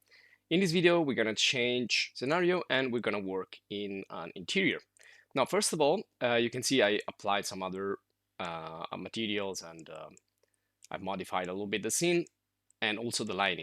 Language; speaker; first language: English; non-native, fluent; Italian